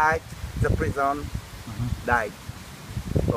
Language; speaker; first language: English; non-native, learner; Morisyen